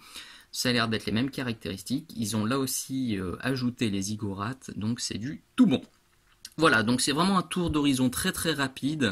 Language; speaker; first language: French; native; French